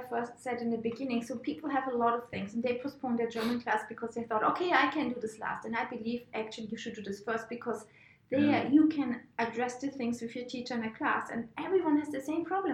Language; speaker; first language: English; non-native, fluent; German